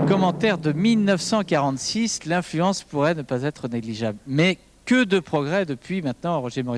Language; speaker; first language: French; native; French